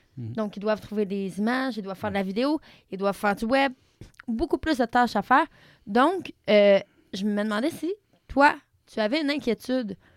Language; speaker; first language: French; native; French